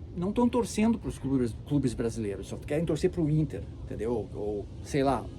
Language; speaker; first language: Portuguese; early bilingual, heritage; Portuguese